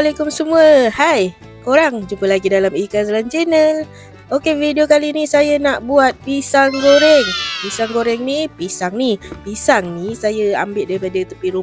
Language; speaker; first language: Malay; native; Malay